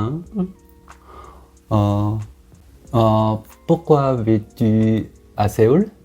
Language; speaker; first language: French; non-native, learner; Korean